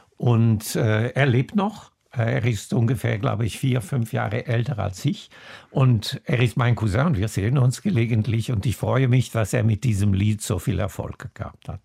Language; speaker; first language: German; non-native, local second language; Romansh